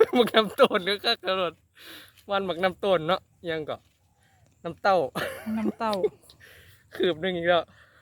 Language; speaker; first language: Thai; native; Thai